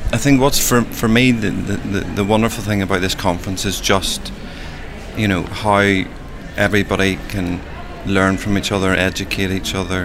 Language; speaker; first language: English; native; English